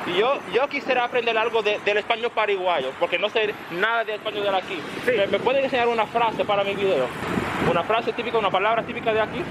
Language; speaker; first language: Spanish; early bilingual, heritage; Spanish